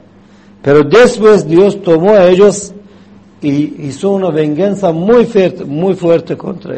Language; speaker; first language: Spanish; non-native, fluent; Persian